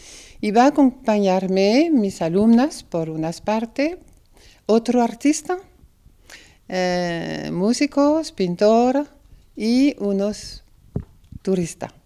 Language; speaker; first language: Spanish; non-native, fluent; French